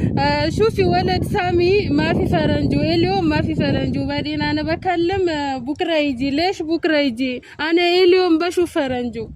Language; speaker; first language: Arabic; non-native, learner; Amharic